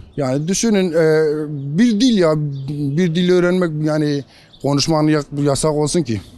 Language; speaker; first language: Turkish; non-native, local second language; Kurdish